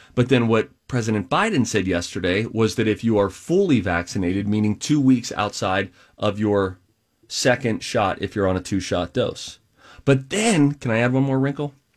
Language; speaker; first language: English; native; English